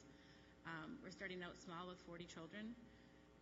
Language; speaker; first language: English; native; English